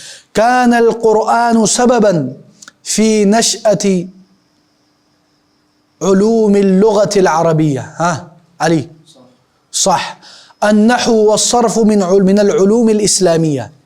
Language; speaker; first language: Arabic; non-native, fluent; Urdu